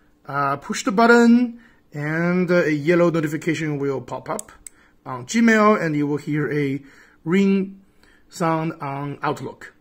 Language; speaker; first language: English; non-native, fluent; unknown